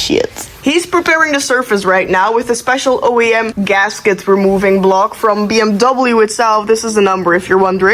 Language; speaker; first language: English; non-native, fluent; Dutch